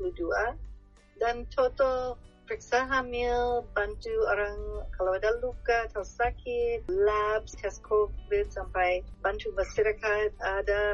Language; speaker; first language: Indonesian; non-native, fluent; English